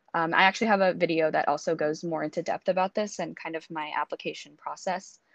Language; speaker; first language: English; native; English